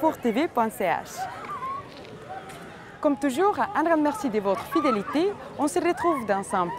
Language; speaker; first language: French; native; French